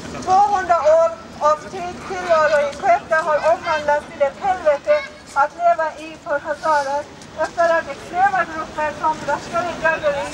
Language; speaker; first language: Swedish; non-native, fluent; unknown